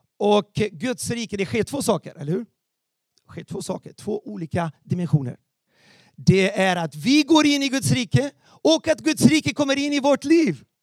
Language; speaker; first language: Swedish; non-native, fluent; Portuguese